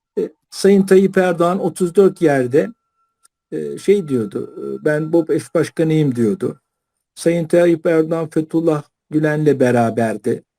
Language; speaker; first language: Turkish; native; Turkish